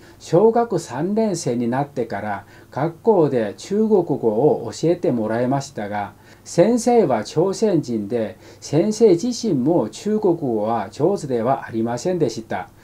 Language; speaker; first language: Japanese; non-native, fluent; Korean